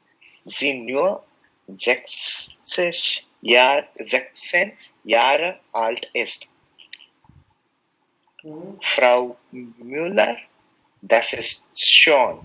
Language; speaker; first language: German; non-native, learner; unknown